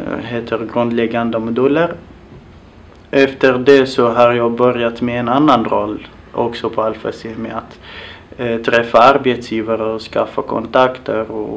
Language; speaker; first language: Swedish; non-native, fluent; Arabic